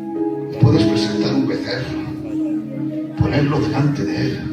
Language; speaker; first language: Spanish; native; Spanish